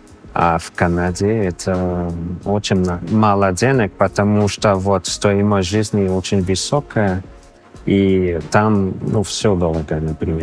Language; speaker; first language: Russian; non-native, fluent; English